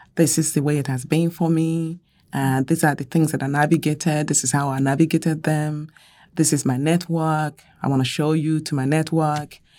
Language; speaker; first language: English; non-native, local second language; Yoruba